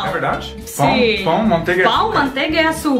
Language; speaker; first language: Portuguese; non-native, fluent; French